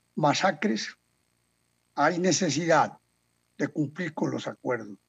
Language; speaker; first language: Spanish; native; Spanish